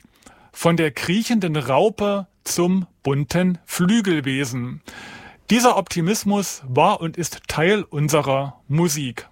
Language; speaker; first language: German; native; German